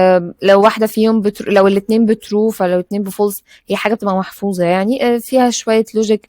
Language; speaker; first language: Arabic; native; Arabic